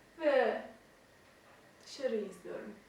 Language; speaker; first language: Turkish; native; Turkish